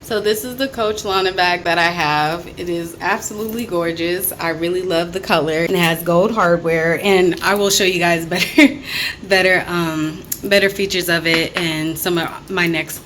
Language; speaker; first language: English; native; English